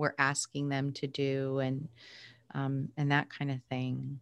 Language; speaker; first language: English; native; English